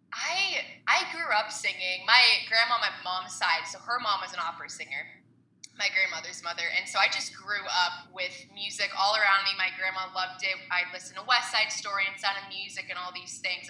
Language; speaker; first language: English; native; English